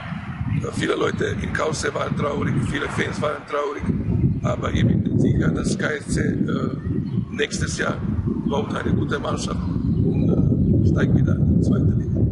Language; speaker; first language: German; non-native, fluent; Croatian